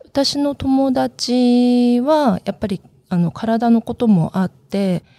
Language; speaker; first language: Japanese; early bilingual, other home language; Korean